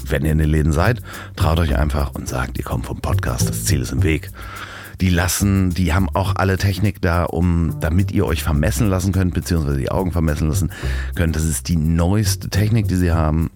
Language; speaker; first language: German; native; German